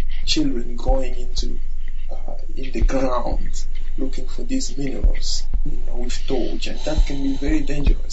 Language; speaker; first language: English; non-native, fluent; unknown